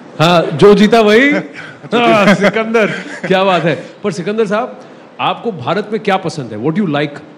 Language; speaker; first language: Hindi; native; Hindi